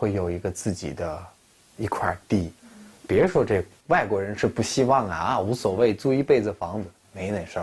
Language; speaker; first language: Chinese; non-native, fluent; Russian